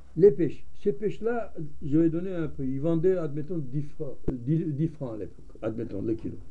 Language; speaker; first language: French; non-native, fluent; Armenian